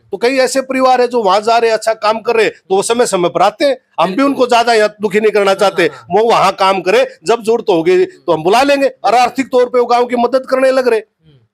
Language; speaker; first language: Hindi; native; Hindi